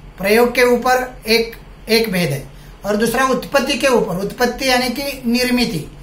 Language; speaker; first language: Hindi; non-native, local second language; Marathi